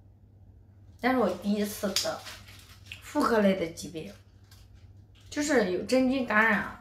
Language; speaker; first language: Chinese; native; Chinese